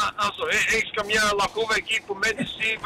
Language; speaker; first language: Greek; early bilingual, heritage; Greek